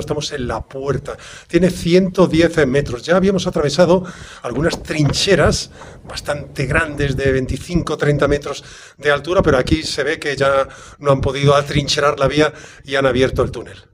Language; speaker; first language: Spanish; native; Spanish